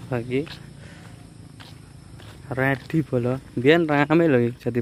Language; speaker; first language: Indonesian; non-native, local second language; Javanese